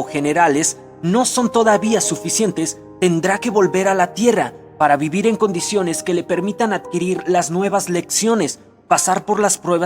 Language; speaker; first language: Spanish; native; Spanish